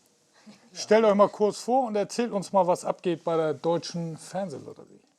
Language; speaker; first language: German; native; German